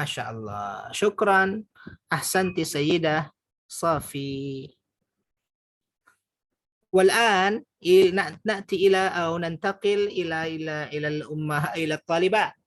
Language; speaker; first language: Arabic; non-native, fluent; Indonesian